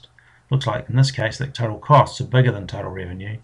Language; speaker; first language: English; native; English